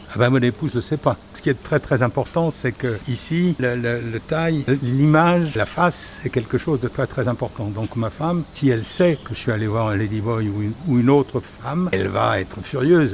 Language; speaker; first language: French; native; French